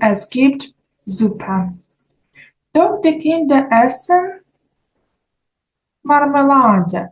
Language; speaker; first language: German; non-native, learner; Ukrainian